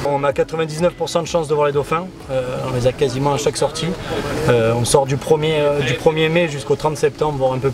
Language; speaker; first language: French; native; French